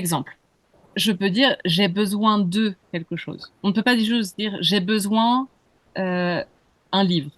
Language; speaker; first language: French; native; French